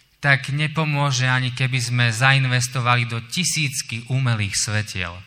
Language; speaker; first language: Slovak; native; Slovak